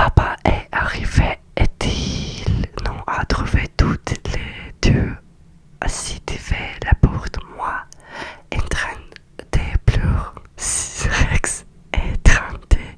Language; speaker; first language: French; non-native, learner; Russian